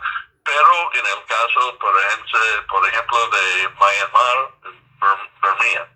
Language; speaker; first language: Spanish; non-native, fluent; English